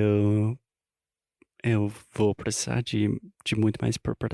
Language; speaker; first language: Portuguese; non-native, fluent; English